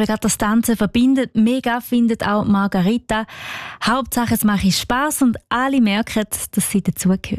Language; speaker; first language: German; native; German